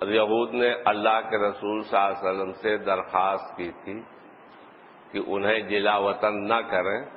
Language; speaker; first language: Urdu; native; Urdu